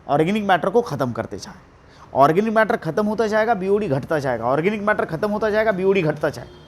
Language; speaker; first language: Hindi; non-native, local second language; Marathi